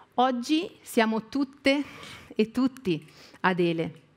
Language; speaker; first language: Italian; native; Italian